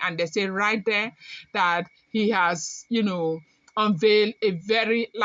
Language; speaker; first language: English; non-native, local second language; Yoruba